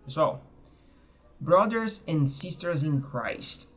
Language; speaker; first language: English; non-native, fluent; Portuguese